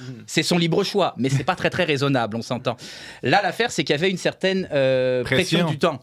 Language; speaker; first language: French; native; French